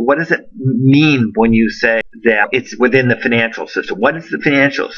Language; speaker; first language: English; native; English